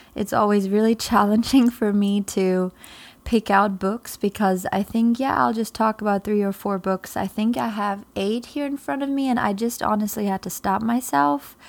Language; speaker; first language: English; non-native, fluent; German